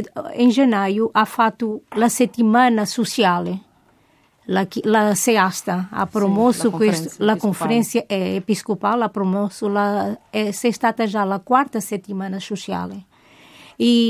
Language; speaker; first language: Italian; non-native, fluent; Portuguese